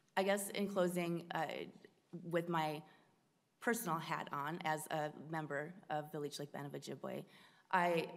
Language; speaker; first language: English; native; English